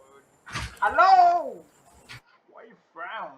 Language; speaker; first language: English; non-native, learner; Malayalam